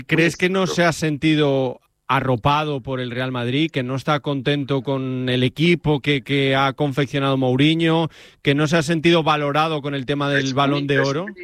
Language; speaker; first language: Spanish; native; Spanish